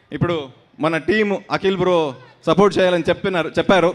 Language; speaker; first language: Telugu; non-native, learner; Kannada